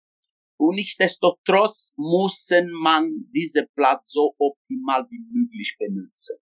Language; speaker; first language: German; non-native, fluent; Italian